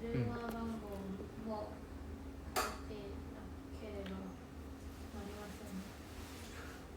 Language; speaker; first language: Japanese; non-native, learner; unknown